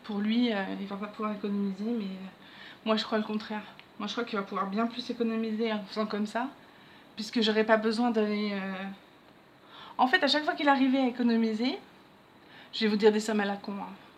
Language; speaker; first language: French; native; French